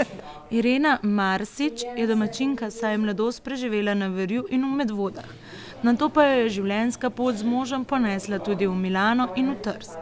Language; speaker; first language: Slovenian; native; Slovenian